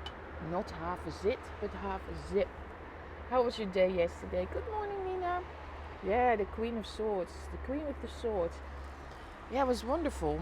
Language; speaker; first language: English; non-native, fluent; Dutch